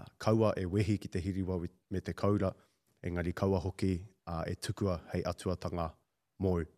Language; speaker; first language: Māori; native; Māori